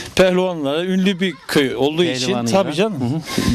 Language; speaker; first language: Turkish; native; Turkish